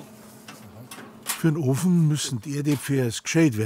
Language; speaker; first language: German; native; German